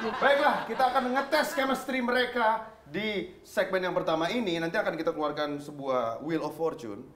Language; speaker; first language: Indonesian; native; Indonesian